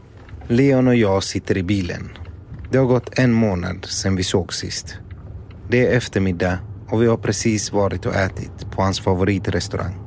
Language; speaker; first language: Swedish; native; Swedish